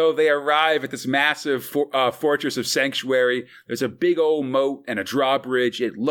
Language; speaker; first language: English; native; English